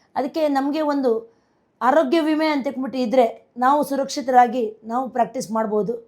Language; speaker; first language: Kannada; non-native, local second language; Konkani